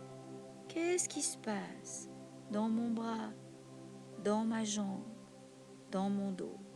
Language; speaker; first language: French; native; French